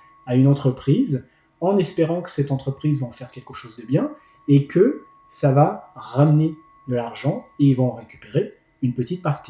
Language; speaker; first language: French; native; French